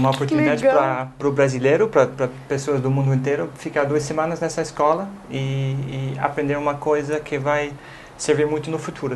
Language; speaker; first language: Portuguese; non-native, fluent; English